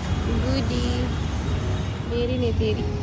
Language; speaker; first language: Hindi; native; Hindi